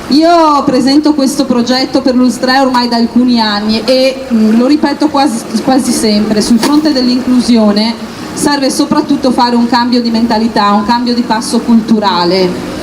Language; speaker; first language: Italian; native; Italian